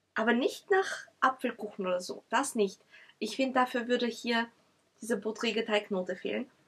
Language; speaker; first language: German; early bilingual, other home language; Russian